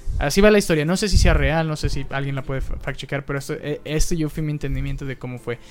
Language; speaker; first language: Spanish; early bilingual, heritage; Spanish